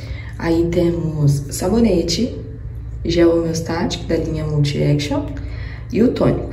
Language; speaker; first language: Portuguese; native; Portuguese